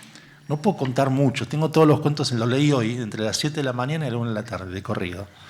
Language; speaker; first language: Spanish; native; Spanish